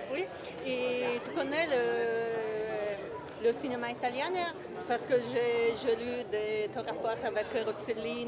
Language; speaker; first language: French; non-native, learner; Italian